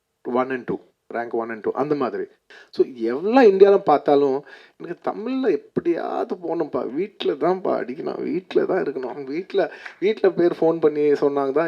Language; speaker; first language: Tamil; non-native, local second language; Telugu